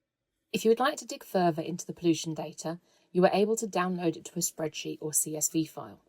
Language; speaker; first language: English; native; English